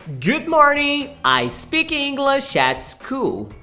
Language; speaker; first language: English; non-native, fluent; Portuguese